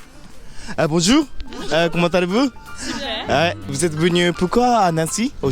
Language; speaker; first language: French; non-native, learner; Japanese